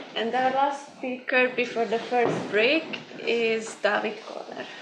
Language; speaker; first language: English; non-native, fluent; Hungarian